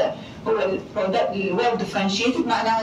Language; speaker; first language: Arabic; native; Arabic